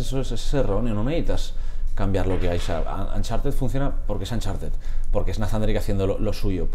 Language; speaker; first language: Spanish; native; Spanish